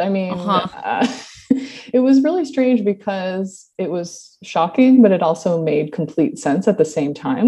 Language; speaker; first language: English; native; English